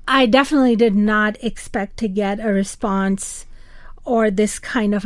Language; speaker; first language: English; non-native, local second language; Urdu